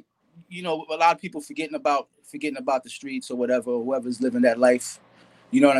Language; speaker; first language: English; native; English